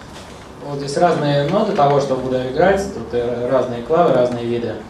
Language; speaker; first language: Russian; native; Russian